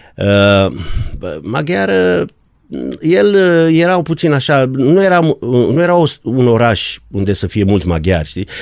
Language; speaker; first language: Romanian; non-native, local second language; German